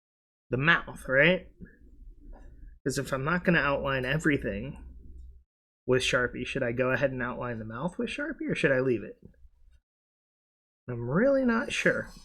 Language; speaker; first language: English; native; English